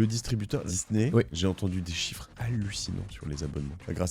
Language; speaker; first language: French; native; French